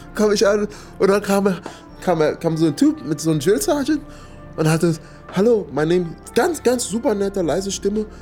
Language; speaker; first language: German; non-native, fluent; English